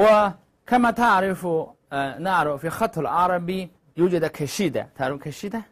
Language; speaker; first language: Arabic; non-native, learner; Chinese